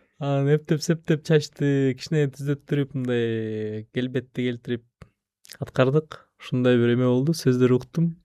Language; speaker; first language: Kyrgyz; non-native, local second language; Russian